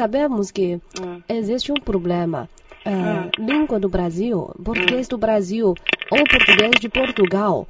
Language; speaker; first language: Portuguese; non-native, fluent; Chinese